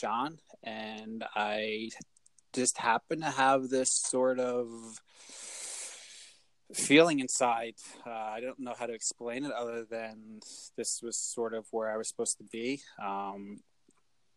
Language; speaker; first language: English; native; English